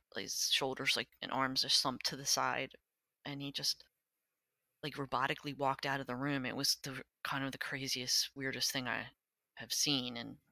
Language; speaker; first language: English; native; English